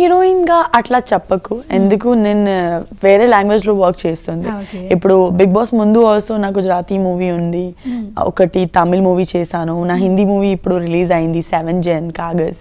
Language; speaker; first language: Telugu; non-native, learner; Gujarati